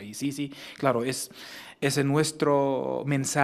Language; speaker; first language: Spanish; non-native, fluent; Arabic